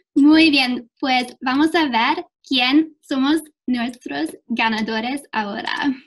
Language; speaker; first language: Spanish; non-native, fluent; English